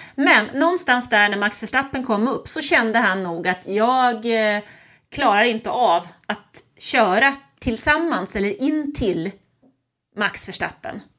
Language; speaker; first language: Swedish; early bilingual, other home language; German